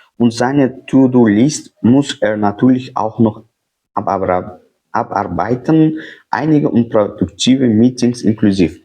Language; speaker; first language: German; non-native, fluent; Uzbek